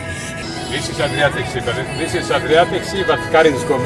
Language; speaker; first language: English; non-native, learner; Croatian